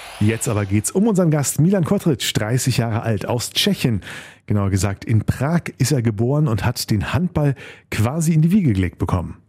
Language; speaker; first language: German; native; German